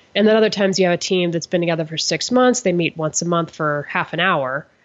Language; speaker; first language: English; native; English